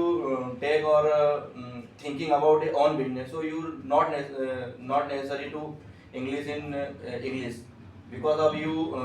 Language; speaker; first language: English; non-native, learner; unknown